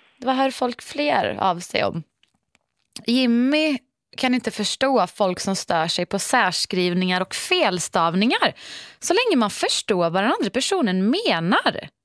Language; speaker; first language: Swedish; native; Swedish